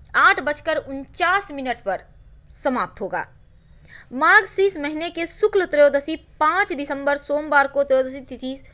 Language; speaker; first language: Hindi; native; Hindi